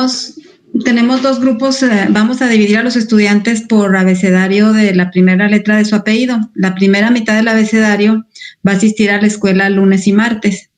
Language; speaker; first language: Spanish; native; Spanish